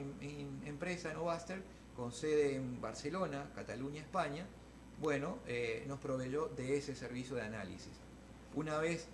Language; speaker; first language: Spanish; native; Spanish